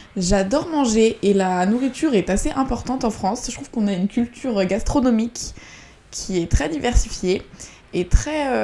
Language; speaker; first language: French; native; French